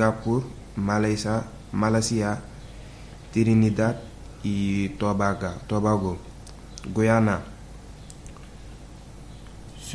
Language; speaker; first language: Spanish; non-native, learner; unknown